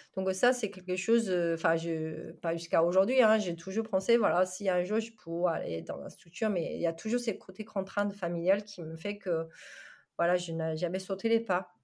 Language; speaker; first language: French; non-native, fluent; Chinese